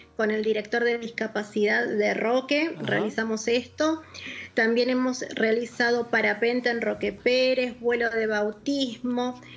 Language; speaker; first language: Spanish; native; Spanish